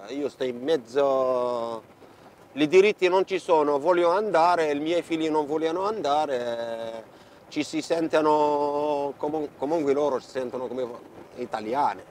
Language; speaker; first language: Italian; non-native, fluent; Arabic